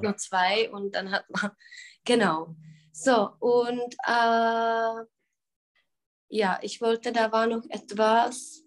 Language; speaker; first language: German; non-native, fluent; Czech